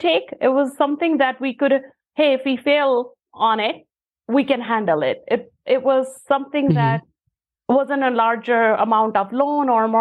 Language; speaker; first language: English; non-native, local second language; Punjabi